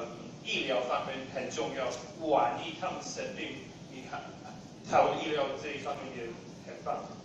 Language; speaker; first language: Chinese; non-native, fluent; English